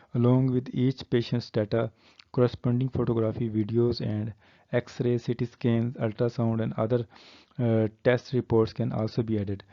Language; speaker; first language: English; non-native, local second language; Urdu